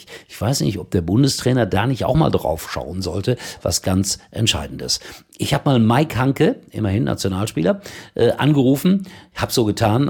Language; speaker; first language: German; native; German